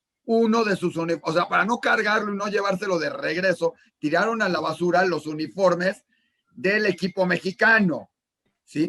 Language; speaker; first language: Spanish; native; Spanish